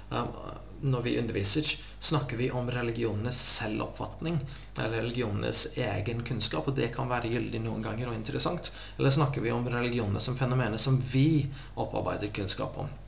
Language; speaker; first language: Norwegian; non-native, fluent; English